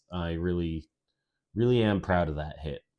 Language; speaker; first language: English; native; English